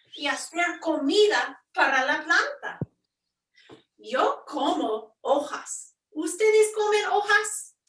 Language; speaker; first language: Spanish; non-native, fluent; English